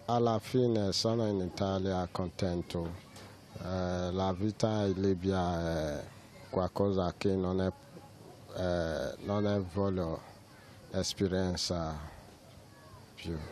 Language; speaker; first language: Italian; non-native, learner; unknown